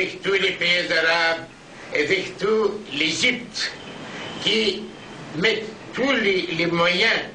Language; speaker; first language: French; non-native, learner; Arabic